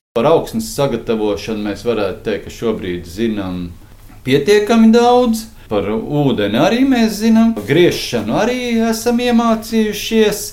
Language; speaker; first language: Latvian; native; Latvian